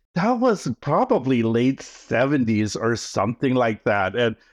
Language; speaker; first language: English; early bilingual, other home language; Filipino